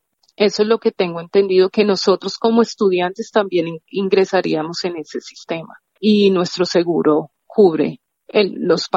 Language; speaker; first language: Spanish; native; Spanish